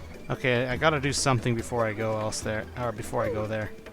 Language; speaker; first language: English; native; English